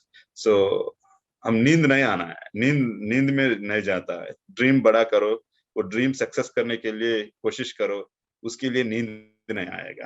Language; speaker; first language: Hindi; non-native, local second language; Telugu